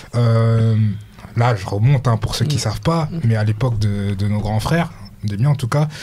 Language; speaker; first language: French; native; French